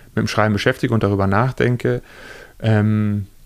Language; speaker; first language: German; native; German